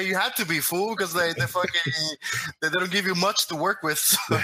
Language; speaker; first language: English; non-native, fluent; Spanish